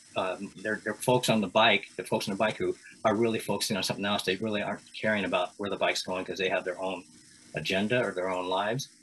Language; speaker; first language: English; native; English